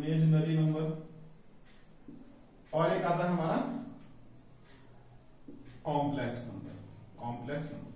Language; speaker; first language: Hindi; native; Hindi